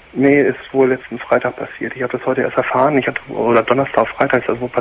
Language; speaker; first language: German; native; German